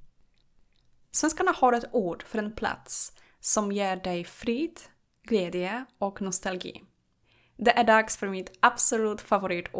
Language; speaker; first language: Swedish; non-native, fluent; Polish